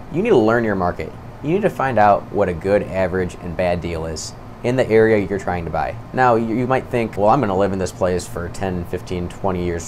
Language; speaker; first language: English; native; English